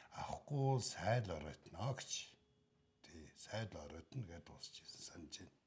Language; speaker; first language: Mongolian; native; Mongolian